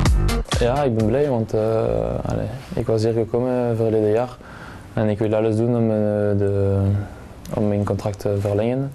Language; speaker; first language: Dutch; non-native, local second language; French